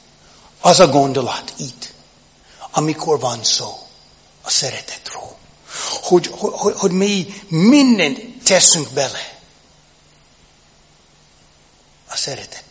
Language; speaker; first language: Hungarian; non-native, fluent; English